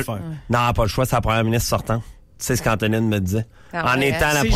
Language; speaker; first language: French; native; French